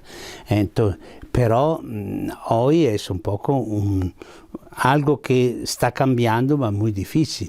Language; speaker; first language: Spanish; non-native, fluent; Italian